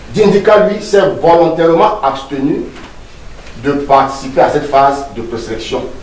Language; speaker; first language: French; non-native, local second language; Duala